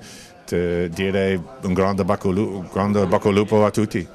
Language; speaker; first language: Italian; non-native, learner; English